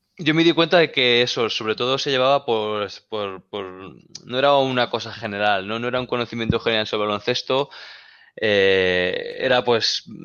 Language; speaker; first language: Spanish; native; Spanish